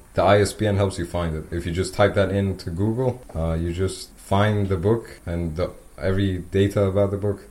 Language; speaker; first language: English; non-native, fluent; Persian